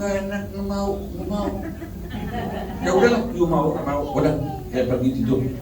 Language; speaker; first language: Indonesian; non-native, learner; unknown